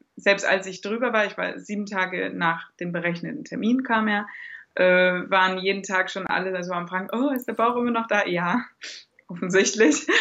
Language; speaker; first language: German; native; German